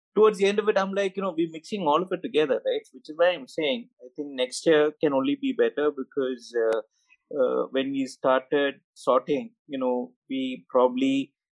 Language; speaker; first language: English; non-native, local second language; Malayalam